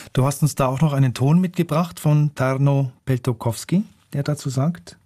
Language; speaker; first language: German; native; German